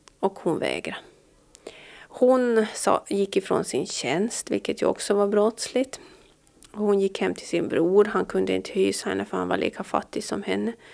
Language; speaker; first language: Swedish; native; Swedish